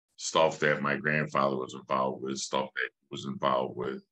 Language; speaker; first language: English; native; English